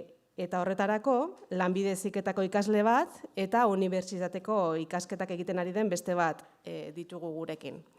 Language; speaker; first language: Basque; native; Basque